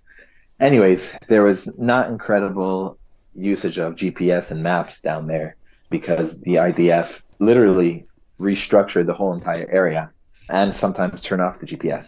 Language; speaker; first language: English; native; English